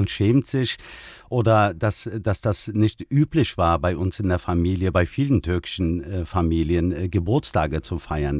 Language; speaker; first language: German; early bilingual, other home language; Turkish